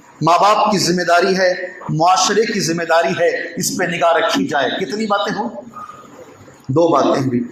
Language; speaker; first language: Urdu; native; Urdu